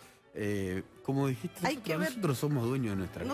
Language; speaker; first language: Spanish; native; Spanish